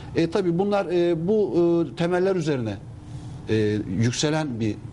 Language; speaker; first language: Turkish; native; Turkish